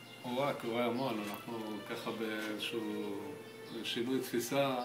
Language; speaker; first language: Hebrew; native; Hebrew